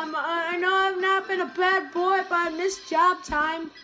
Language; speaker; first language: English; native; English